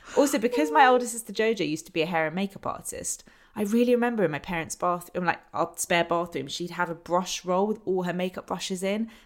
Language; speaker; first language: English; native; English